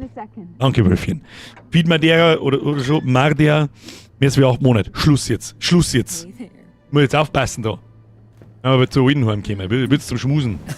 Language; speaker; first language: German; native; German